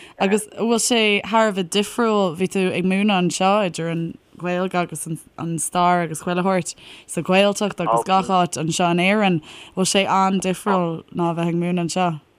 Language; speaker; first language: Irish; native; Irish